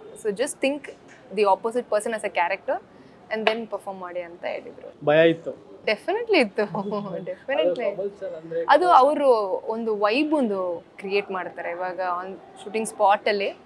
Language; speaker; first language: Kannada; early bilingual, heritage; Kannada